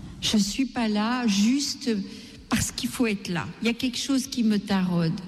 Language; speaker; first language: French; non-native, local second language; Gujarati